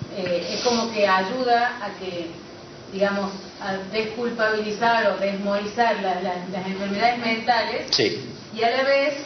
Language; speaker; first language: Spanish; native; Spanish